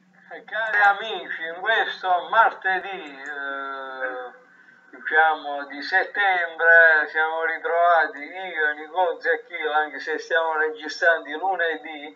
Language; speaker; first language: Italian; native; Italian